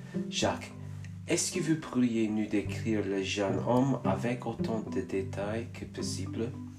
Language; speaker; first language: French; non-native, learner; English